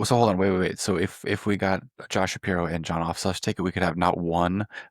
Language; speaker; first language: English; native; English